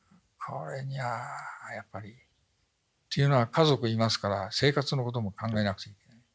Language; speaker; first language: Japanese; native; Japanese